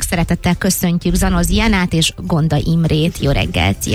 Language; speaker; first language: Hungarian; native; Hungarian